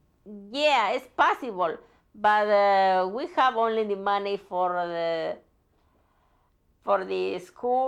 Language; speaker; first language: English; non-native, learner; Spanish